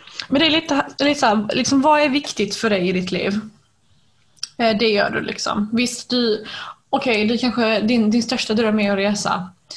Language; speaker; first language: Swedish; native; Swedish